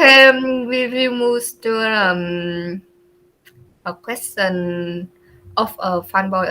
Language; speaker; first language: English; non-native, learner; Vietnamese